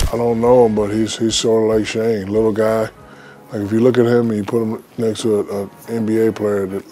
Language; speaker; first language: English; native; English